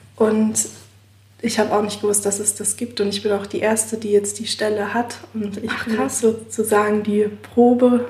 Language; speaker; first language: German; native; German